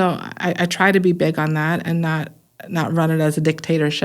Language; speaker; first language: English; native; English